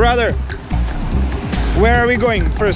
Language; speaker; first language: English; non-native, learner; Serbian